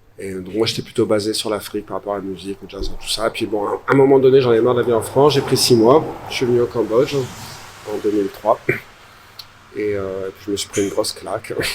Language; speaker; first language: French; native; French